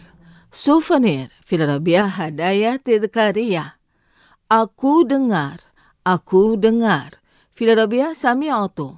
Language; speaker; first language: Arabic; non-native, fluent; Indonesian